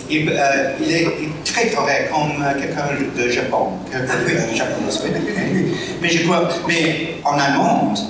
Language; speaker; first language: French; non-native, learner; English